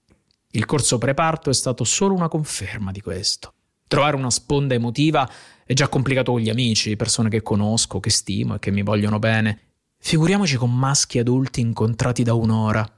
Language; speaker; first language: Italian; native; Italian